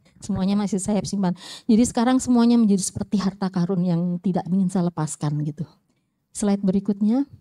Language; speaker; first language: Indonesian; native; Indonesian